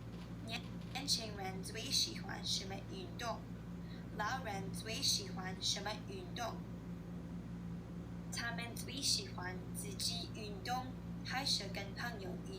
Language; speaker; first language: Chinese; non-native, learner; English